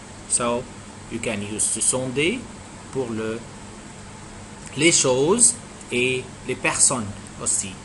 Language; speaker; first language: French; non-native, fluent; Arabic